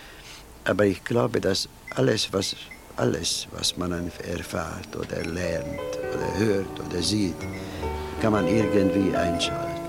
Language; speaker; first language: German; non-native, fluent; Hungarian